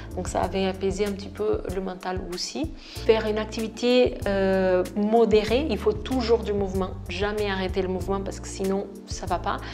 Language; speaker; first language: French; non-native, fluent; Portuguese